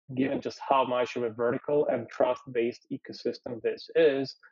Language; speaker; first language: English; early bilingual, other home language; Ukrainian